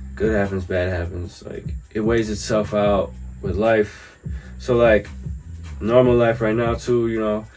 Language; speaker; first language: English; native; English